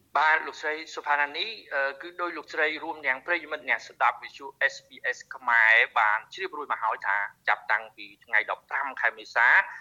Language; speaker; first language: Khmer; native; Khmer